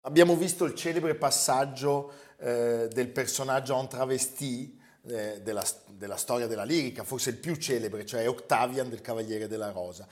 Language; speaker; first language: Italian; native; Italian